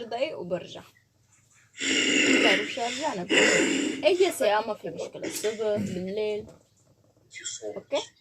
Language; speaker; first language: Arabic; non-native, learner; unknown